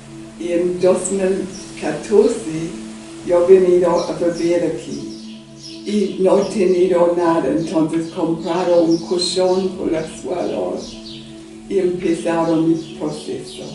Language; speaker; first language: Spanish; non-native, learner; English